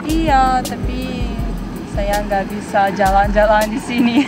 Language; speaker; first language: Indonesian; non-native, learner; Russian